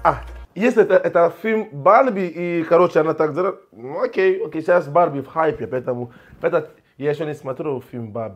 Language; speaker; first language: Russian; non-native, learner; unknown